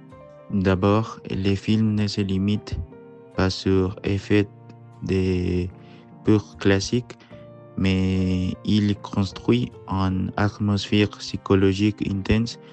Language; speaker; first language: French; non-native, learner; Spanish